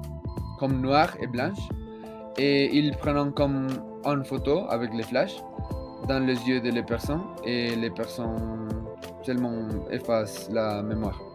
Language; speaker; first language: French; non-native, learner; Spanish